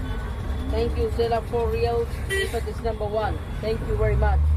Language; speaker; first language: English; non-native, learner; Hindi